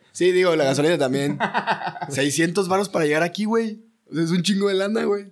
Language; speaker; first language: Spanish; native; Spanish